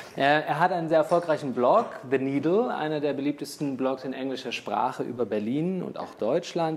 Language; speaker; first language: German; native; German